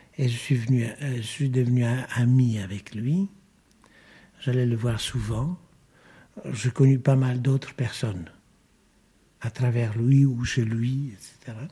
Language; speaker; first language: French; non-native, fluent; Greek